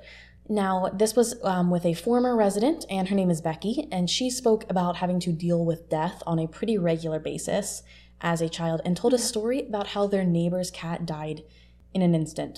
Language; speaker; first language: English; native; English